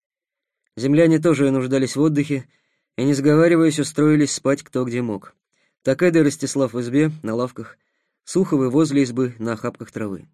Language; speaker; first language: Russian; native; Russian